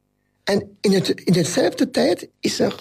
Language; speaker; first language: Dutch; non-native, local second language; French